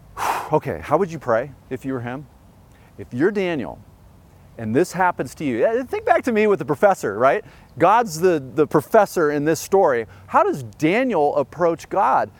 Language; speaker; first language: English; early bilingual, other home language; Dutch